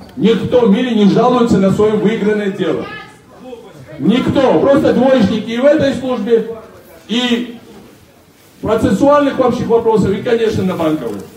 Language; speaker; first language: Russian; non-native, local second language; Georgian